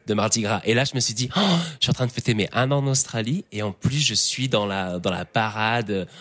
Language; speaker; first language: French; native; French